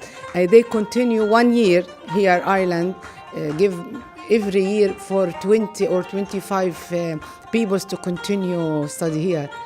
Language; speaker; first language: English; non-native, learner; Arabic